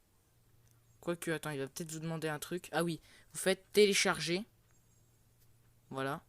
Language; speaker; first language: French; native; French